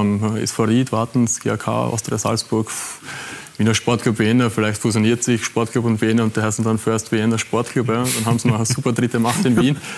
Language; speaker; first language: German; native; German